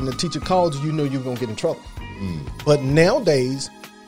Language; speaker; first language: English; native; English